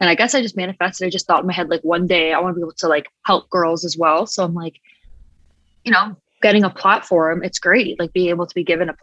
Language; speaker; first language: English; native; English